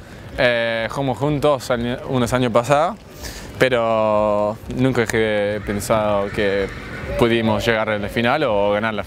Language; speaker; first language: Spanish; non-native, fluent; English